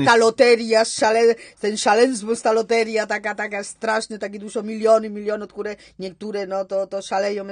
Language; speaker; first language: Polish; non-native, learner; Spanish